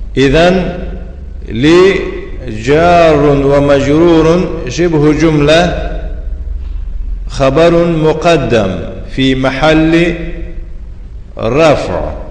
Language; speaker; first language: Arabic; non-native, fluent; Tajik